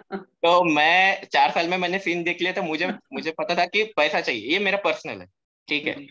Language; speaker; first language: Hindi; non-native, local second language; Marathi